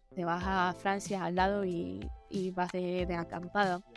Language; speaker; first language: Spanish; early bilingual, heritage; Spanish